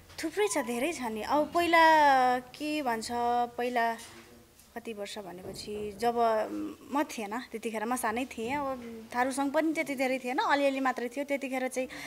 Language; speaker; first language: Nepali; non-native, local second language; Dangaura Tharu